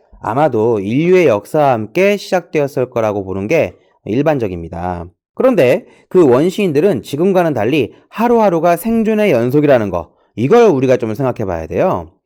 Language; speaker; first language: Korean; native; Korean